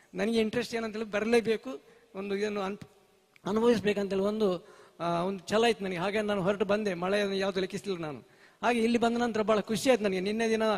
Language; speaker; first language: Kannada; native; Kannada